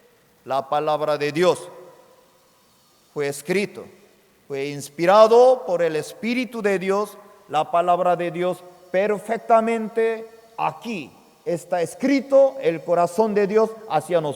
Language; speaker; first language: Spanish; non-native, fluent; Korean